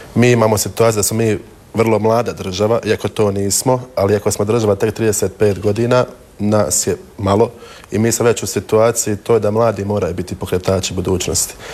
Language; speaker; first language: Croatian; native; Croatian